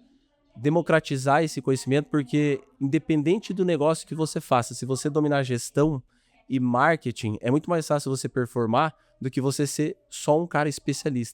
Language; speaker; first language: Portuguese; native; Portuguese